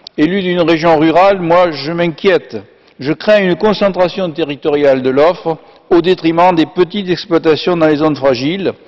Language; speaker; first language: French; native; French